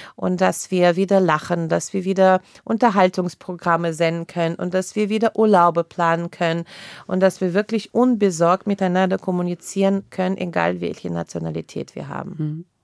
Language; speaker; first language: German; non-native, fluent; Russian